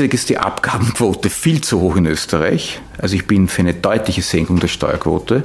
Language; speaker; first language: German; native; German